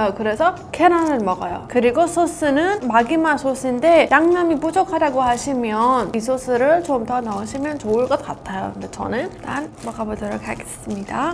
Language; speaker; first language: Korean; non-native, fluent; Persian